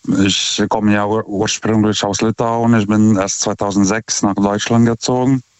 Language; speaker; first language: German; non-native, fluent; Lithuanian